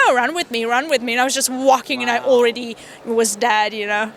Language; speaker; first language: English; non-native, fluent; Armenian